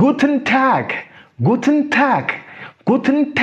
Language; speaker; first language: German; non-native, fluent; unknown